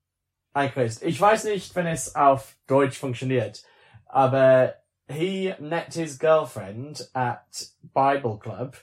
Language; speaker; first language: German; non-native, learner; English